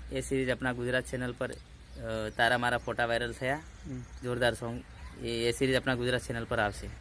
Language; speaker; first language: Gujarati; non-native, local second language; Bhili